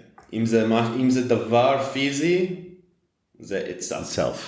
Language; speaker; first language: Hebrew; non-native, fluent; English